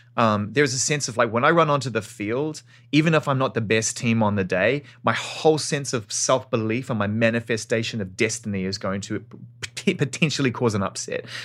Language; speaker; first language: English; native; English